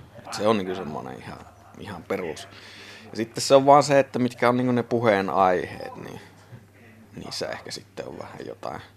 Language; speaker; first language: Finnish; native; Finnish